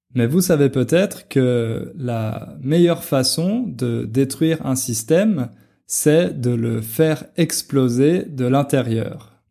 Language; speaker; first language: French; native; French